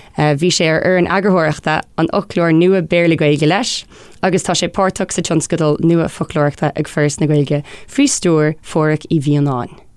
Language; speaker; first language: Irish; non-native, local second language; English